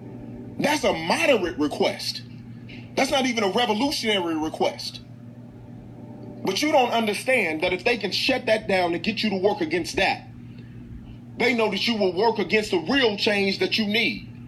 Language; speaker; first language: English; native; English